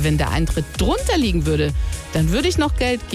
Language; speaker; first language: German; native; German